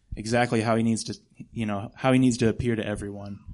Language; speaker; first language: English; native; English